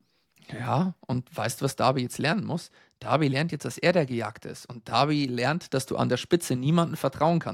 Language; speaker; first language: German; native; German